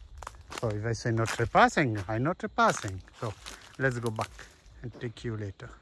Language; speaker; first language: English; non-native, learner; French